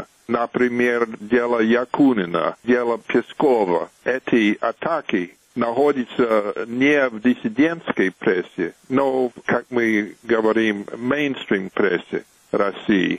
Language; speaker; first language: Russian; non-native, fluent; English